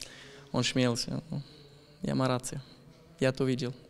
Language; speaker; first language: Polish; non-native, learner; German